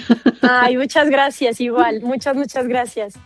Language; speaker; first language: Spanish; native; Spanish